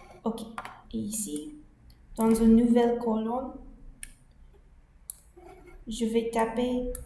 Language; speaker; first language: French; non-native, learner; English